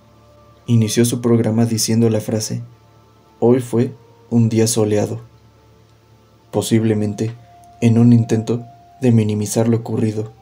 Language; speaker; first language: Spanish; native; Spanish